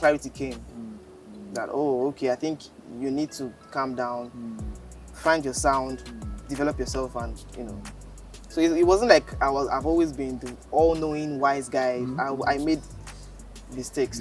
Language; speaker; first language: English; non-native, local second language; Yoruba